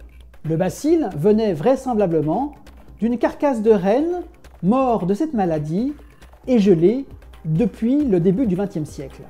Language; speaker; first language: French; native; French